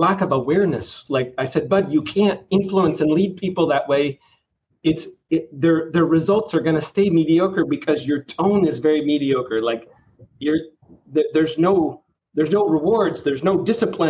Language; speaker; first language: English; native; English